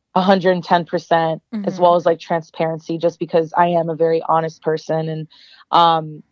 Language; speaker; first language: English; native; English